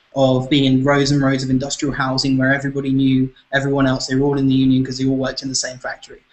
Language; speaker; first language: English; native; English